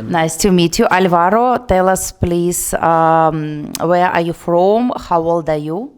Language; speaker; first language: English; non-native, learner; Russian